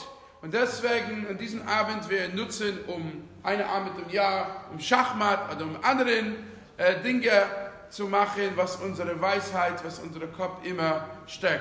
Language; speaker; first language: German; non-native, fluent; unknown